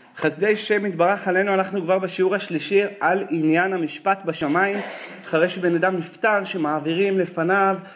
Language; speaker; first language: Hebrew; native; Hebrew